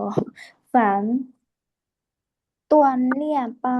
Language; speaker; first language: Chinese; non-native, learner; Lao